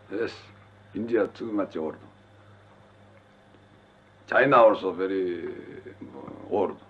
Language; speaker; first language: English; non-native, learner; Japanese